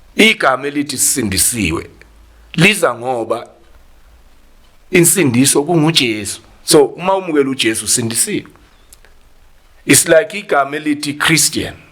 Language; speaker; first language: Zulu; native; Zulu